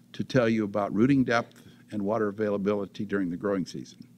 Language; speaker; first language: English; native; English